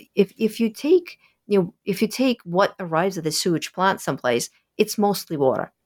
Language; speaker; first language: English; early bilingual, other home language; Russian